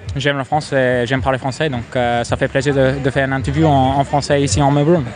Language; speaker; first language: French; non-native, fluent; English